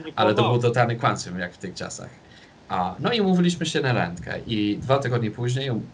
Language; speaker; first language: Polish; non-native, fluent; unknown